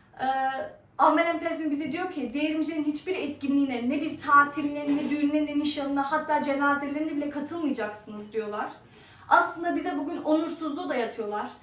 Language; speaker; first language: Turkish; early bilingual, heritage; Turkish